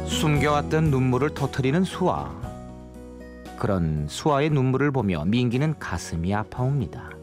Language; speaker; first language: Korean; native; Korean